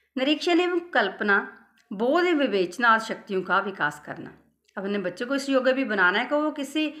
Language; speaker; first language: Hindi; non-native, local second language; Punjabi